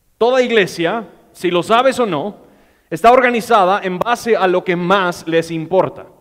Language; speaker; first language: Spanish; non-native, fluent; English